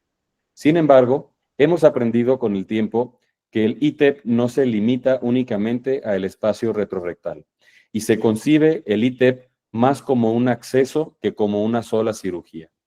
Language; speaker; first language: Spanish; native; Spanish